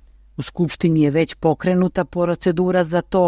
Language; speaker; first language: Croatian; native; Croatian